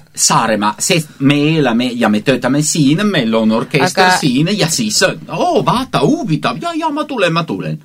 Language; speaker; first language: Estonian; non-native, learner; Italian